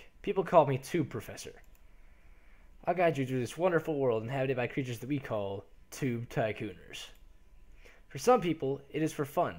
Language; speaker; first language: English; native; English